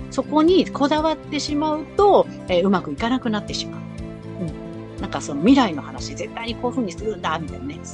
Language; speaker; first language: Japanese; native; Japanese